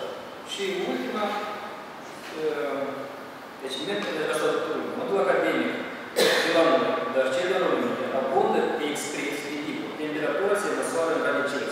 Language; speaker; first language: Romanian; native; Romanian